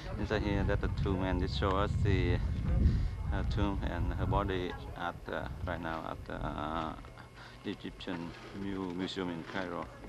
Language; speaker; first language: English; non-native, learner; Vietnamese